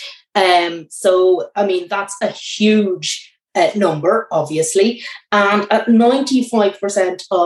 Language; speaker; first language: English; native; English